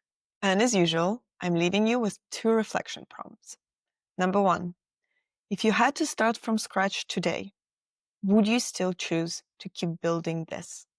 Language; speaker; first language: English; non-native, fluent; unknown